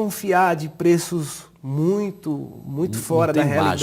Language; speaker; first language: Portuguese; native; Portuguese